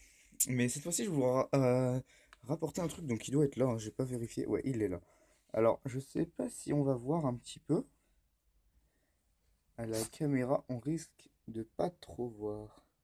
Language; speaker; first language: French; native; French